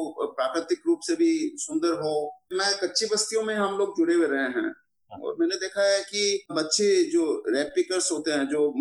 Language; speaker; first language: Hindi; native; Hindi